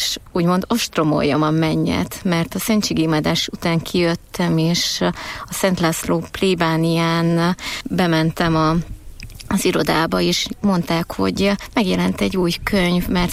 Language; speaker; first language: Hungarian; native; Hungarian